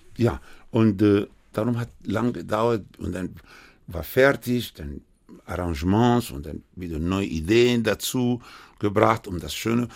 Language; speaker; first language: German; non-native, fluent; Spanish